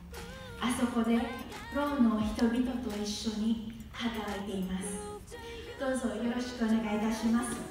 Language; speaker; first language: Japanese; non-native, fluent; Indonesian